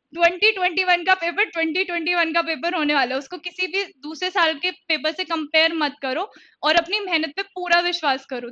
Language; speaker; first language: Hindi; native; Hindi